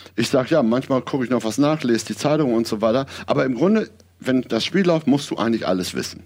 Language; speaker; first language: German; native; German